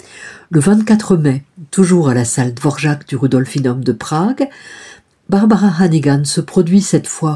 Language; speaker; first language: French; native; French